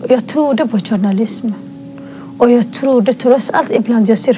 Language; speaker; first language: Swedish; non-native, fluent; Somali